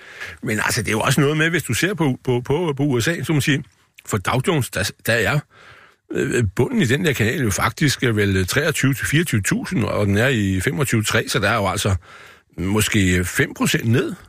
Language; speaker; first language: Danish; native; Danish